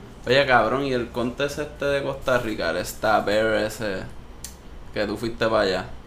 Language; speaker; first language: Spanish; native; Spanish